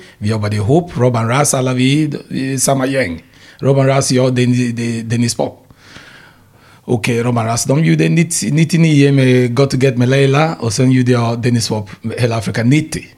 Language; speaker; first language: Swedish; non-native, fluent; Igbo